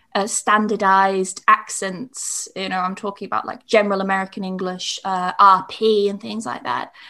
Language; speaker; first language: English; native; English